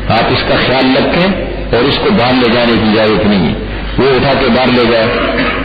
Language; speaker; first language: Urdu; non-native, local second language; Pashto